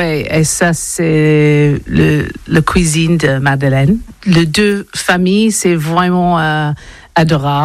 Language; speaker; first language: French; non-native, learner; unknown